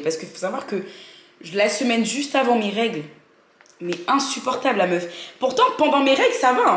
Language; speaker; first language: French; native; French